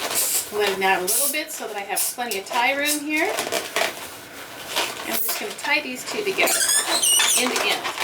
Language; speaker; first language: English; native; English